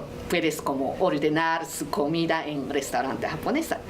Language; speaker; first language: Spanish; non-native, learner; Japanese